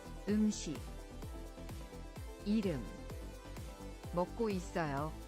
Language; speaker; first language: Korean; non-native, learner; English